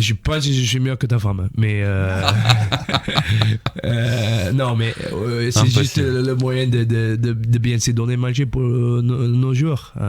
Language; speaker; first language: French; non-native, fluent; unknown